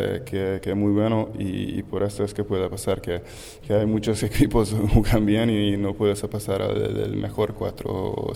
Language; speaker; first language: Spanish; non-native, learner; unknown